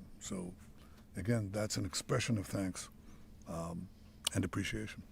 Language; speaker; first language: English; non-native, fluent; Hebrew